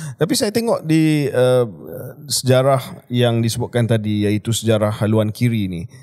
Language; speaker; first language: Malay; early bilingual, heritage; Malay